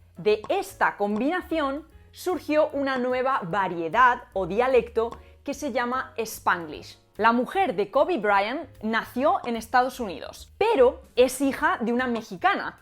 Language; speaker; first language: Spanish; native; Spanish